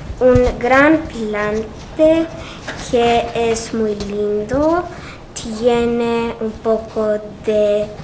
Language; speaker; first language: Spanish; non-native, learner; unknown